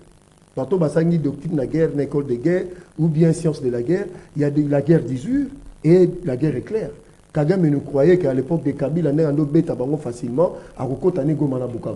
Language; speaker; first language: French; non-native, local second language; Lingala